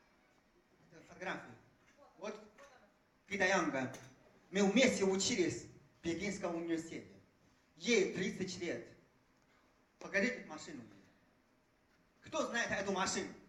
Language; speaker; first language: Russian; non-native, fluent; Chinese